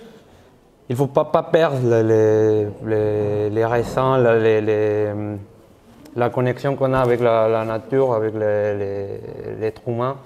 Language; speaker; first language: French; non-native, learner; Spanish